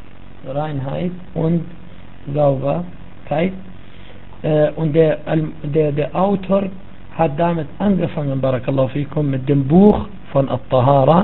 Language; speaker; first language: German; non-native, fluent; Arabic